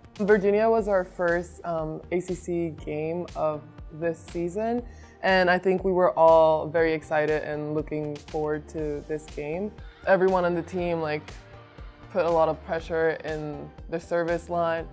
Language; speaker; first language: English; non-native, fluent; Spanish